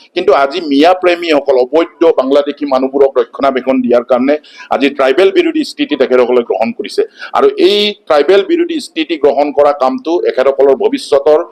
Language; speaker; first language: Assamese; non-native, local second language; Mising